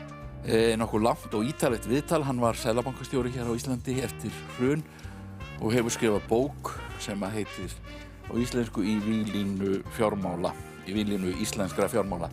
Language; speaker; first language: Icelandic; native; Icelandic